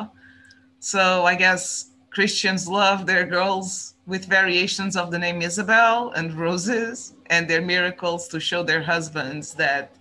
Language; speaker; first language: English; non-native, fluent; Portuguese